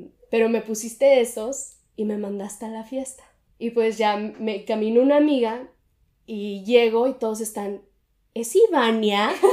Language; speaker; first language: Spanish; early bilingual, heritage; Spanish